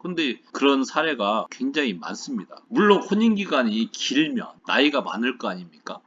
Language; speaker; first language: Korean; native; Korean